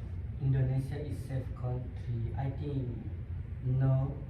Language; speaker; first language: English; non-native, learner; Indonesian